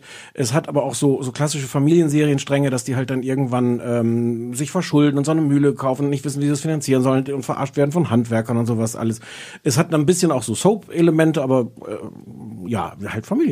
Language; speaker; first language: German; native; German